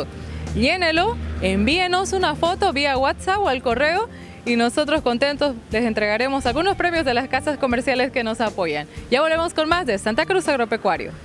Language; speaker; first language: Spanish; native; Spanish